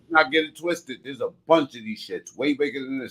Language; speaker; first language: English; native; English